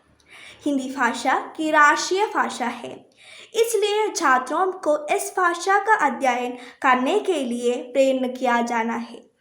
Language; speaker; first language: Hindi; non-native, local second language; Malayalam